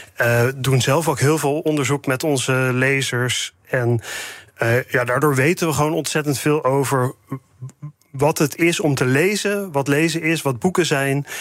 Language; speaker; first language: Dutch; native; Dutch